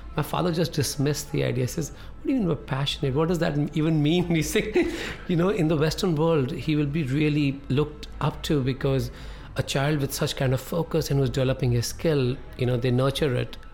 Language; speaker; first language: English; non-native, local second language; Punjabi